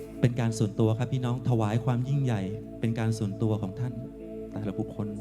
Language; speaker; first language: Thai; native; Thai